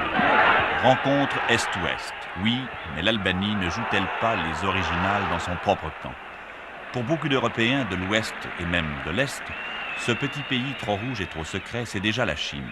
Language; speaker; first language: French; native; French